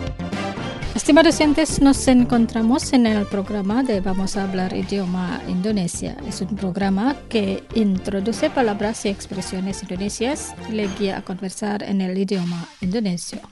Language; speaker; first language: Spanish; non-native, fluent; Indonesian